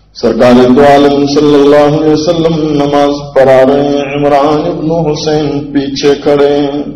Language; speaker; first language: Urdu; non-native, local second language; Gujarati